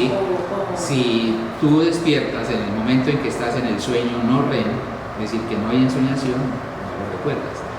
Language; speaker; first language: Spanish; native; Spanish